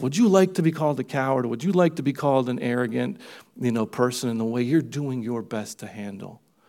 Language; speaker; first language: English; early bilingual, other home language; Romanian